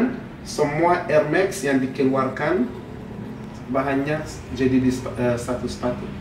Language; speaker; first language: Indonesian; non-native, fluent; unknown